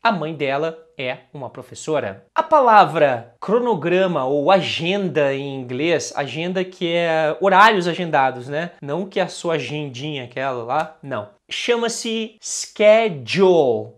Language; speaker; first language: Portuguese; native; Portuguese